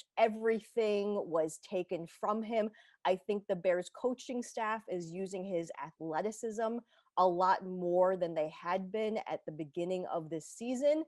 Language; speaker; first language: English; native; English